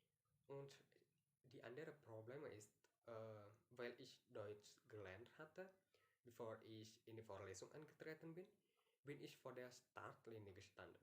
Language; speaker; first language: German; non-native, learner; Indonesian